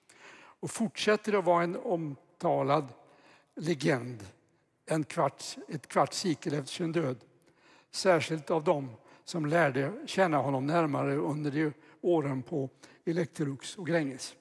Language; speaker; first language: Swedish; native; Swedish